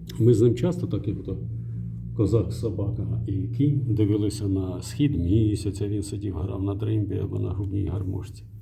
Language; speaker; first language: Ukrainian; native; Ukrainian